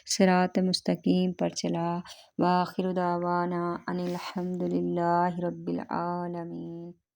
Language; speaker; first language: Urdu; native; Urdu